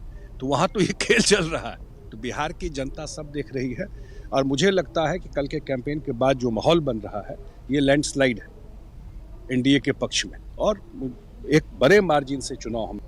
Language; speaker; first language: Hindi; native; Hindi